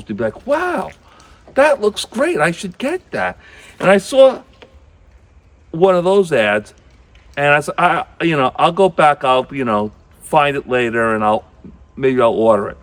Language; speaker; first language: English; native; English